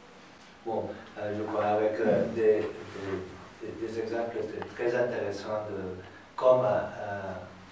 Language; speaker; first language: French; non-native, fluent; Spanish